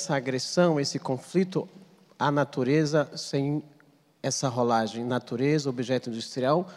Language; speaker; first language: Portuguese; native; Portuguese